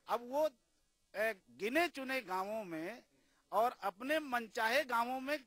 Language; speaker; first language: Hindi; native; Hindi